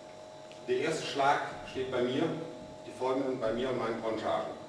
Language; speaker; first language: German; native; German